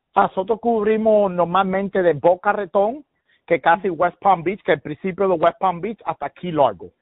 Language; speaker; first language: Spanish; early bilingual, heritage; Spanish